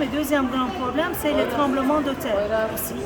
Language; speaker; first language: French; non-native, fluent; Turkish